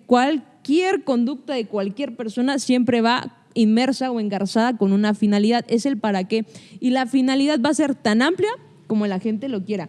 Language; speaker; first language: Spanish; native; Spanish